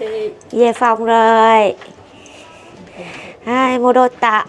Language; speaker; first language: Vietnamese; native; Vietnamese